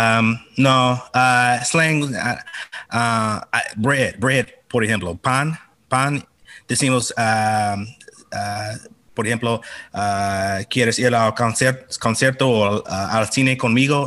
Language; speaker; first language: Spanish; non-native, fluent; English